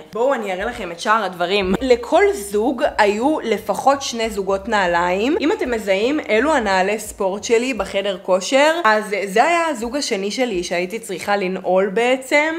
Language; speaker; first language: Hebrew; native; Hebrew